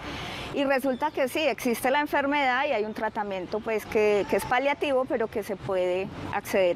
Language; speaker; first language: Spanish; native; Spanish